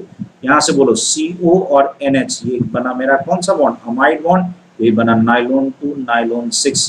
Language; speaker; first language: Hindi; native; Hindi